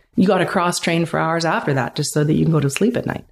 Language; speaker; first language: English; native; English